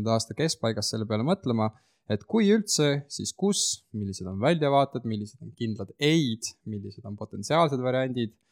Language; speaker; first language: Estonian; native; Estonian